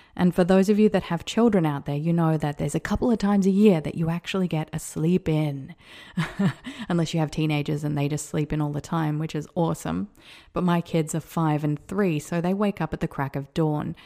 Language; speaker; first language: English; native; English